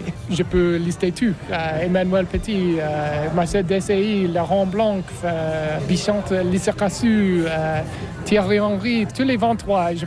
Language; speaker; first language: French; non-native, learner; English